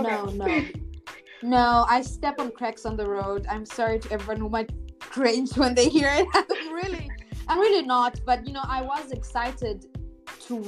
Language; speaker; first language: English; non-native, local second language; Shona